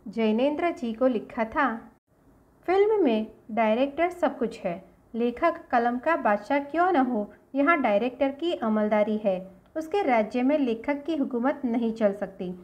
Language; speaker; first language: Hindi; non-native, local second language; Gujarati